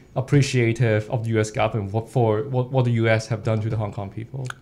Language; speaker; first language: English; non-native, local second language; Cantonese